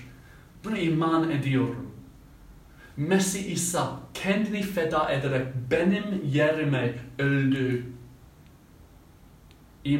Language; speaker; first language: Turkish; non-native, fluent; English